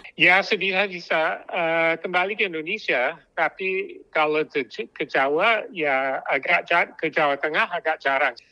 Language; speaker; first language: Indonesian; non-native, fluent; English